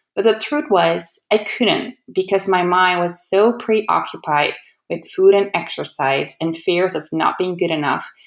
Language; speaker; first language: English; non-native, fluent; Dutch